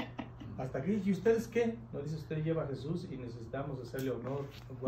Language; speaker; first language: Spanish; native; Spanish